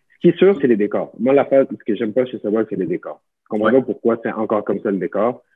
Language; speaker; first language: French; native; French